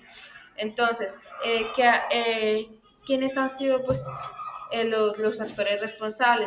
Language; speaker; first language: Spanish; native; Spanish